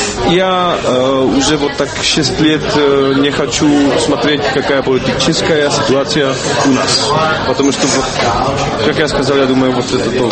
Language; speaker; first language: Russian; non-native, learner; Czech